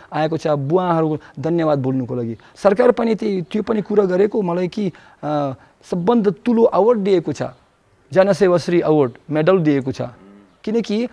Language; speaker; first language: Nepali; non-native, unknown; Russian